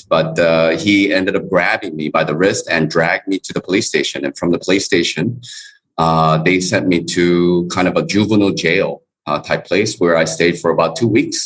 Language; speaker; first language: English; early bilingual, other home language; Korean